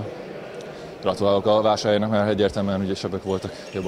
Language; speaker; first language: Hungarian; native; Hungarian